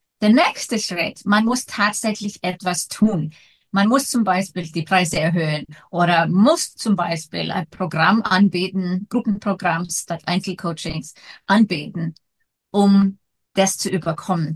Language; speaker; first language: German; non-native, fluent; Icelandic